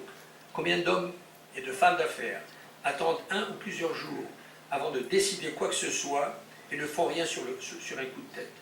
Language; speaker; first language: French; native; French